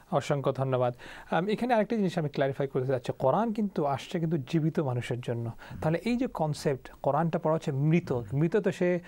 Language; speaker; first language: Bangla; early bilingual, heritage; Bangla